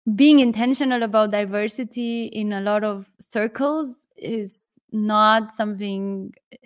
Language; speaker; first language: English; non-native, fluent; Romanian